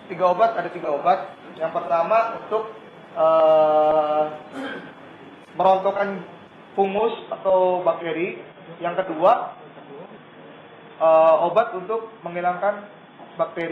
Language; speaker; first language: Malay; native; Malay